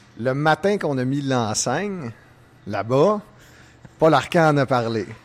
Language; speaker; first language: French; native; French